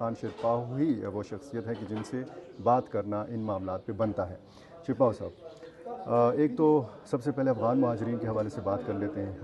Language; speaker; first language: Urdu; non-native, local second language; Pashto